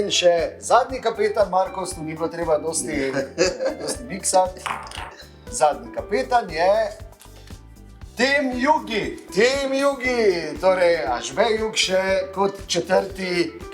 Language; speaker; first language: Slovenian; native; Slovenian